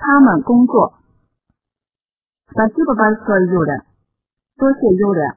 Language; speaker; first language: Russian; non-native, fluent; Chinese